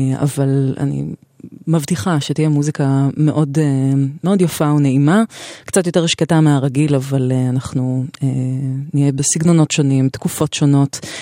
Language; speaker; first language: Hebrew; native; Hebrew